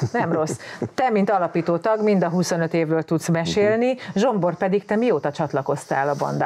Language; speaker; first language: Hungarian; native; Hungarian